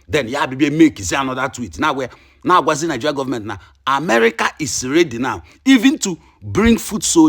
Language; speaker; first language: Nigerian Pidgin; non-native, local second language; Igbo